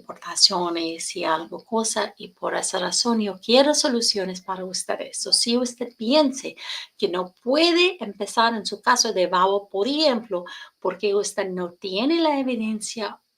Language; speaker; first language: Spanish; non-native, learner; English